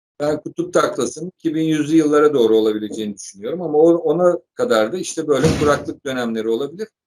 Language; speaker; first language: Turkish; native; Turkish